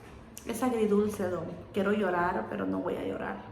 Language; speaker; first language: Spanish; early bilingual, heritage; Spanish